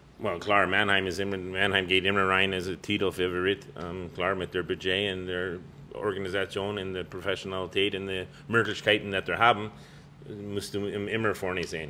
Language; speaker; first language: German; non-native, fluent; English